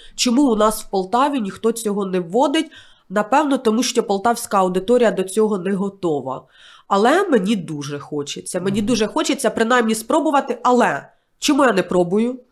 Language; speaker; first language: Ukrainian; native; Ukrainian